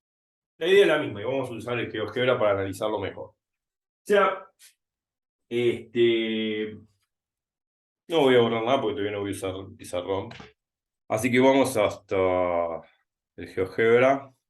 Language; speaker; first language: Spanish; native; Spanish